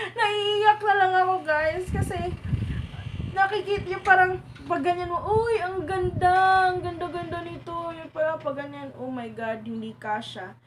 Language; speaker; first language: Filipino; non-native, local second language; Cebuano